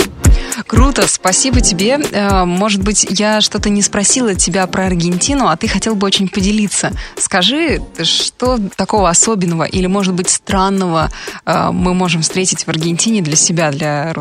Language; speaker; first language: Russian; native; Russian